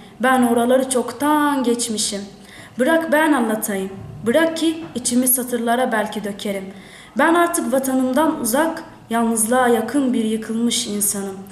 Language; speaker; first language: Turkish; early bilingual, other home language; Arabic